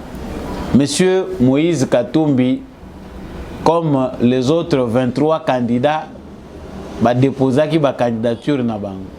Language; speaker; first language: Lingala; native; Lingala